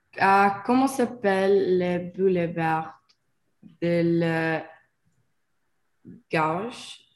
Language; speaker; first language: French; non-native, learner; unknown